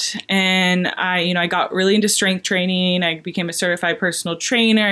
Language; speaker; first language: English; native; English